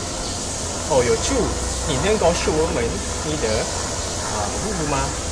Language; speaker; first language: Chinese; non-native, learner; Malay